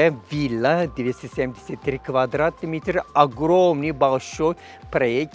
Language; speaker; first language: Russian; non-native, fluent; Turkish